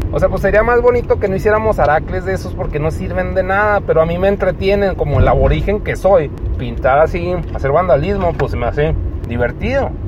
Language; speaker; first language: Spanish; native; Spanish